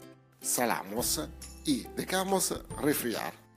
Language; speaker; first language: Spanish; non-native, fluent; Italian